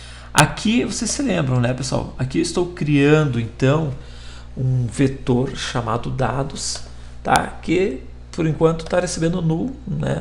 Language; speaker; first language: Portuguese; native; Portuguese